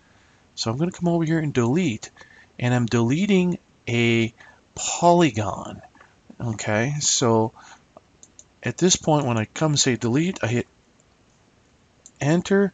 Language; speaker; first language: English; native; English